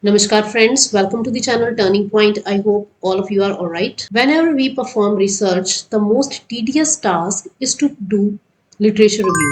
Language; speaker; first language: English; non-native, local second language; Hindi